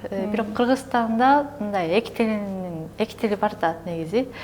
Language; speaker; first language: Kyrgyz; non-native, learner; Japanese